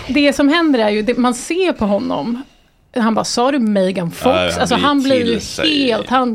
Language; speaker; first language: Swedish; native; Swedish